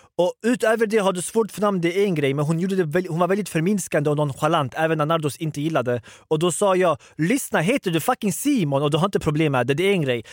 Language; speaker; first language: Swedish; early bilingual, other home language; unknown